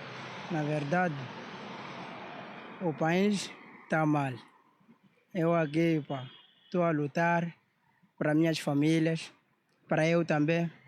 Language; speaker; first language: Portuguese; non-native, local second language; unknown